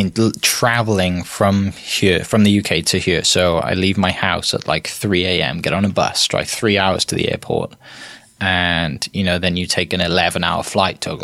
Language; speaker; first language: English; native; English